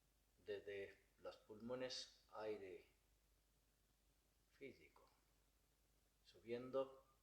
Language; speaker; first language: Spanish; non-native, learner; Bangla